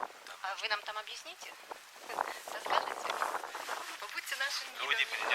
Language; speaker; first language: Russian; native; Russian